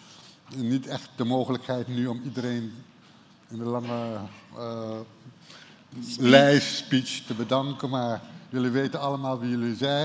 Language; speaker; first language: Dutch; non-native, local second language; Papiamento